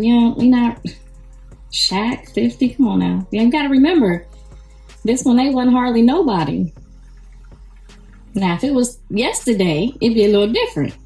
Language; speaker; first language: English; native; English